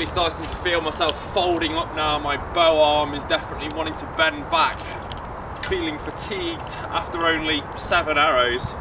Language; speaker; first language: English; native; English